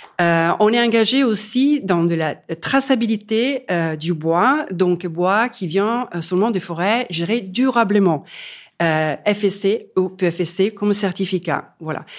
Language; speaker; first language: French; non-native, fluent; Italian